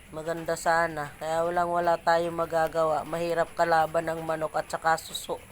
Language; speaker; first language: Filipino; non-native, local second language; Bikol